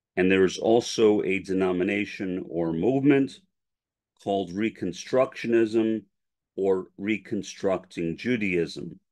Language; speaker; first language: English; native; English